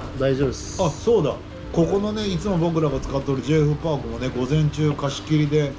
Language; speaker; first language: Japanese; native; Japanese